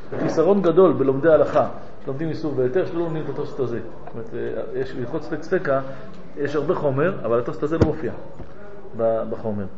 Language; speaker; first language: Hebrew; non-native, fluent; French